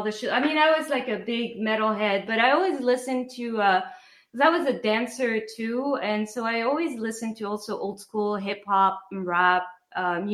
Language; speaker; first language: English; non-native, fluent; French